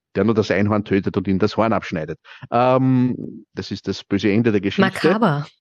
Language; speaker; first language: German; native; German